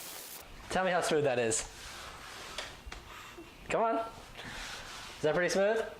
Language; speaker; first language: English; native; English